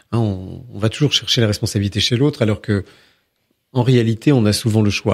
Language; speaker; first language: French; native; French